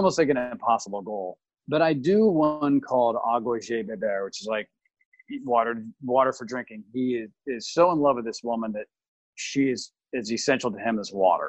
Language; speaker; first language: English; native; English